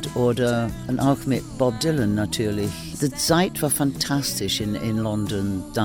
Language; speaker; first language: German; non-native, learner; English